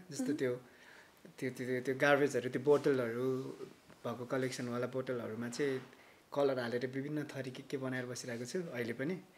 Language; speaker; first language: Nepali; native; Nepali